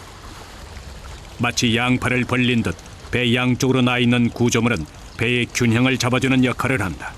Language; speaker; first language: Korean; native; Korean